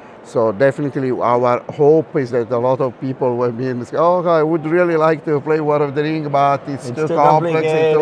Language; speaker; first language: English; non-native, fluent; Italian